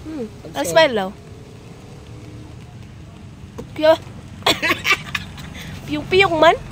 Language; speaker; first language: Filipino; non-native, local second language; Cebuano